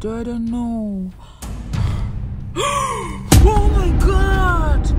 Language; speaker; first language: English; non-native, learner; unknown